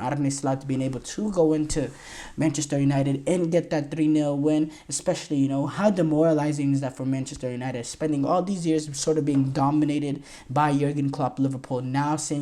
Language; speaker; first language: English; native; English